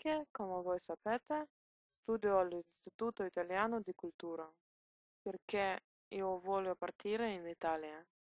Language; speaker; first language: Italian; non-native, learner; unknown